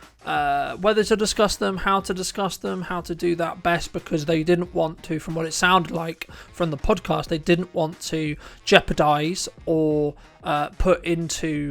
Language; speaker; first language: English; native; English